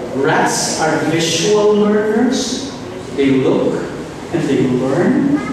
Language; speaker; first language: English; non-native, local second language; Filipino